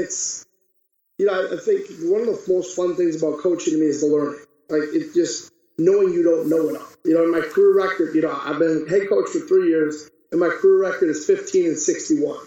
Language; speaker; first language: English; native; English